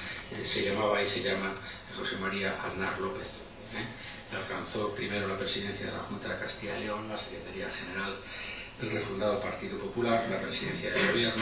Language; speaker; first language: Spanish; native; Spanish